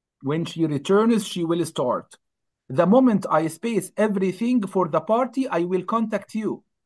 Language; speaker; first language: English; non-native, fluent; Arabic